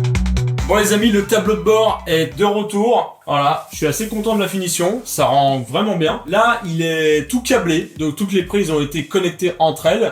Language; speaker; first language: French; native; French